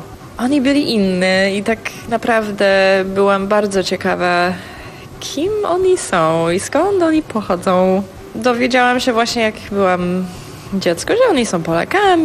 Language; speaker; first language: Polish; non-native, fluent; English